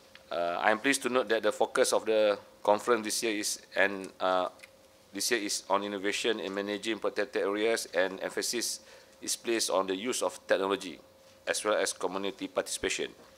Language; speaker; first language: English; non-native, local second language; Malay